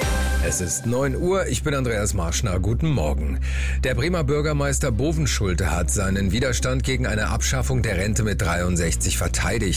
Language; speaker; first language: German; native; German